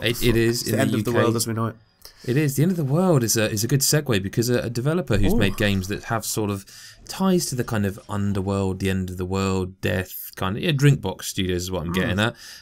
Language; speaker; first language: English; native; English